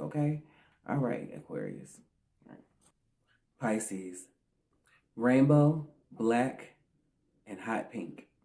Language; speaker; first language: English; native; English